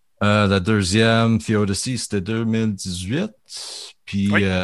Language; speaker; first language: French; native; French